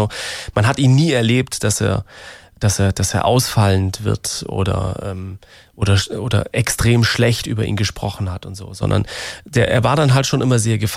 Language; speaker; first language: German; native; German